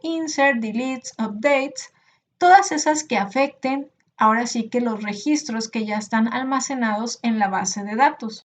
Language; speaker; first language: Spanish; native; Spanish